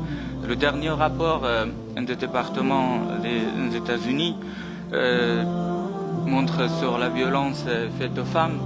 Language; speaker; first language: French; non-native, fluent; Persian